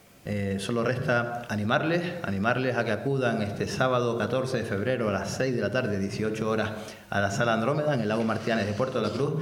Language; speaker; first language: Spanish; native; Spanish